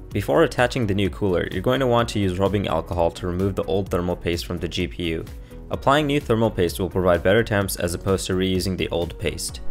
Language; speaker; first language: English; native; English